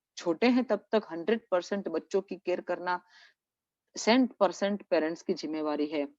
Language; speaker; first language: Hindi; non-native, local second language; Gujarati